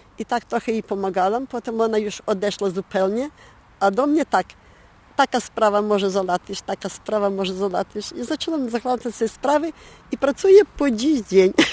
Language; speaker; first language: Polish; early bilingual, heritage; Polish